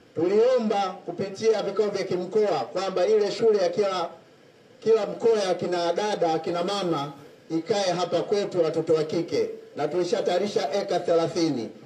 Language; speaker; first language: Swahili; native; Swahili